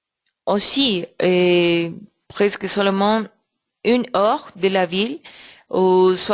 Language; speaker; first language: French; non-native, learner; Spanish